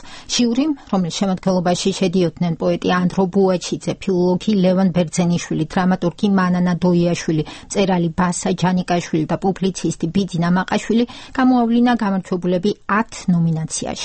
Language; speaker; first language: Georgian; native; Georgian